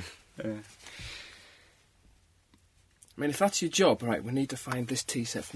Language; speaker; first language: English; native; English